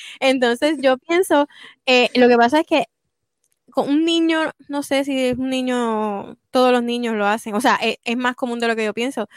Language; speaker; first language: Spanish; native; Spanish